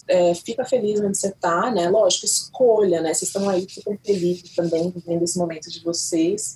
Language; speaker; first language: Portuguese; native; Portuguese